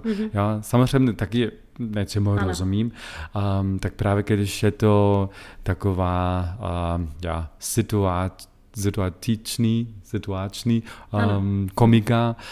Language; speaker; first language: Czech; non-native, learner; German